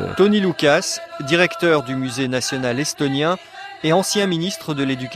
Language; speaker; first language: French; native; French